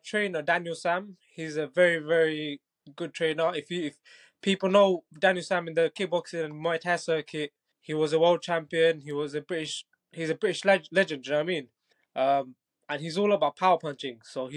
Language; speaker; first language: English; non-native, local second language; Bangla